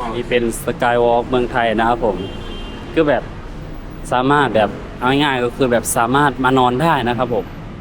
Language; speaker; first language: Thai; native; Thai